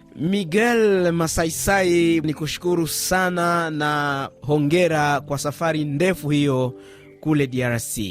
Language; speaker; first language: Swahili; native; Swahili